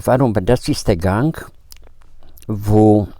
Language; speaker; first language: German; non-native, fluent; Polish